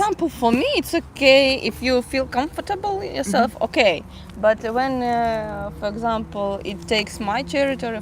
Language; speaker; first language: English; non-native, fluent; Russian